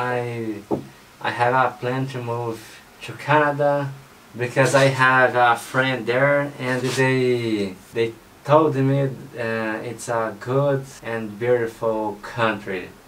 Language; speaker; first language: English; non-native, learner; Portuguese